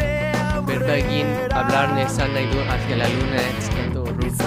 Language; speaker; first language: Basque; non-native, learner; English